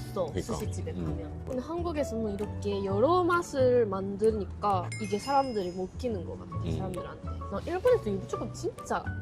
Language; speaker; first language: Korean; non-native, fluent; Japanese